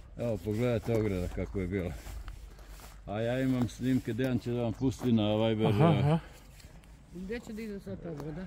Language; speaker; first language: Bosnian; non-native, local second language; Bulgarian